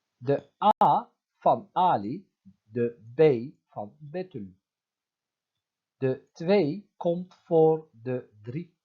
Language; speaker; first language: Dutch; non-native, fluent; Turkish